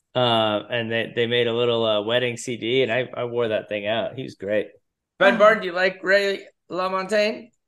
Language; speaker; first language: English; native; English